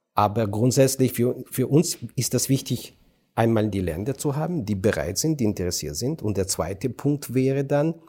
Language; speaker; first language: German; non-native, fluent; Ukrainian